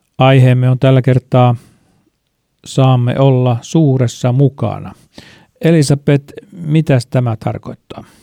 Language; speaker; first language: Finnish; native; Finnish